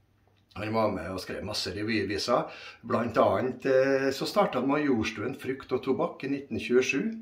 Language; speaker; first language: Norwegian; native; Norwegian